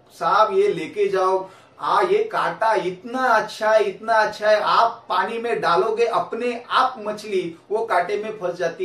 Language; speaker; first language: Hindi; non-native, local second language; Marathi